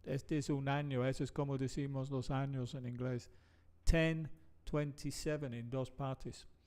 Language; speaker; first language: Spanish; non-native, fluent; English